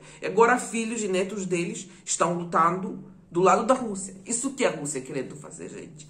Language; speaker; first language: Portuguese; non-native, fluent; Ukrainian